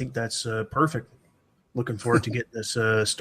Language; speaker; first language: English; native; English